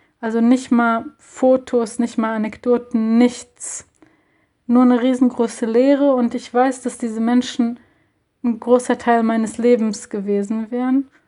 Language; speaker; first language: German; early bilingual, other home language; Bosnian